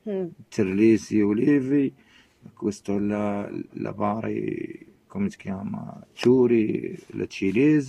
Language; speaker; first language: Italian; non-native, learner; Arabic